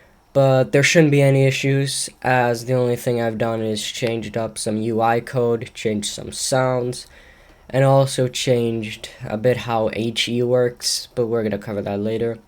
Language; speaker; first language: English; native; English